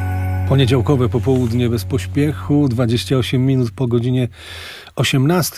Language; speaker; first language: Polish; native; Polish